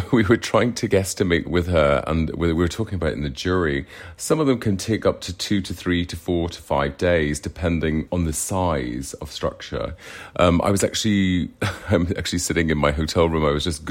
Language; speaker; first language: English; native; English